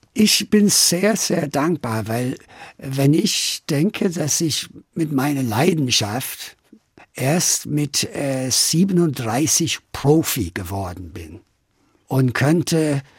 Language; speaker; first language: German; non-native, fluent; English